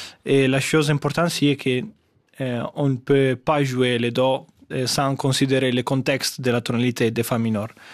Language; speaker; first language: French; non-native, fluent; Italian